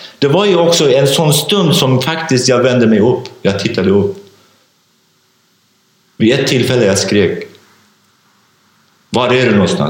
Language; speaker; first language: Swedish; non-native, fluent; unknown